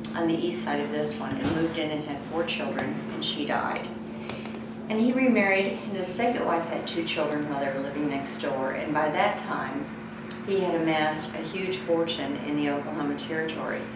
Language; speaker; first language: English; native; English